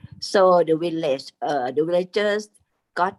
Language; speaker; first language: English; non-native, fluent; Thai